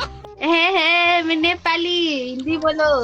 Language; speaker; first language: Hindi; non-native, learner; Nepali